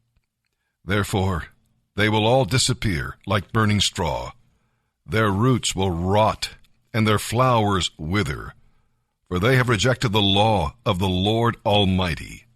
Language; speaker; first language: English; native; English